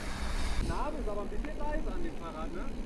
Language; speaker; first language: German; non-native, learner; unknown